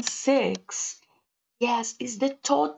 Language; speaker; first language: English; non-native, learner; Portuguese